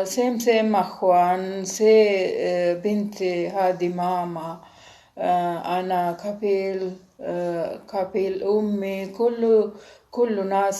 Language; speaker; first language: Arabic; non-native, learner; Sinhala